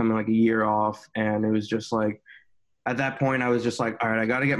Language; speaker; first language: English; native; English